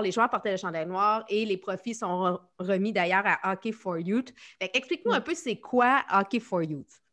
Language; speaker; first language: French; native; French